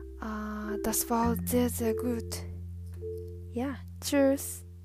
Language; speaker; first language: German; non-native, learner; Japanese